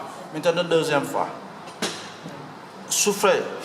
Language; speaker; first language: French; non-native, learner; Vietnamese